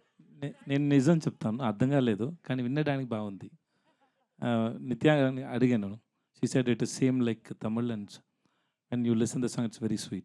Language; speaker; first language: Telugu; non-native, learner; Tamil